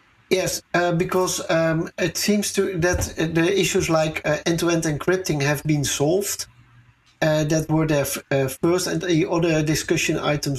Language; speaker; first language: English; non-native, fluent; Dutch